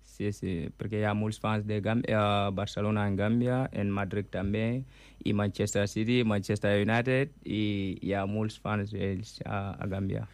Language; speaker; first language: Catalan; non-native, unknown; Mandingo